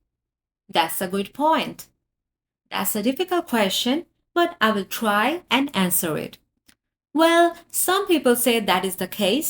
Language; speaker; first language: English; non-native, fluent; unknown